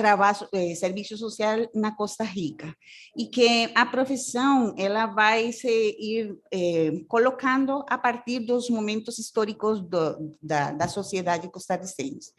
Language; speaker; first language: Portuguese; non-native, fluent; Spanish